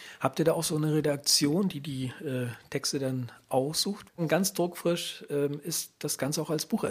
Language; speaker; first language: German; native; German